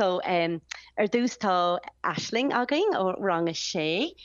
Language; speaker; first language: Irish; non-native, local second language; English